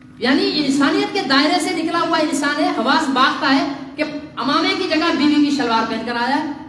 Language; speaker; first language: Urdu; non-native, local second language; Sindhi